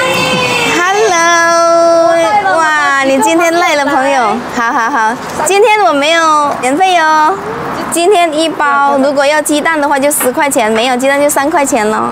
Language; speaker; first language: Chinese; non-native, fluent; Indonesian